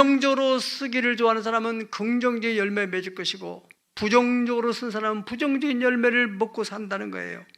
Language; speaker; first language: Korean; native; Korean